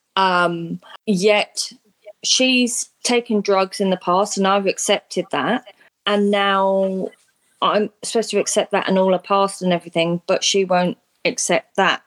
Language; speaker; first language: English; native; English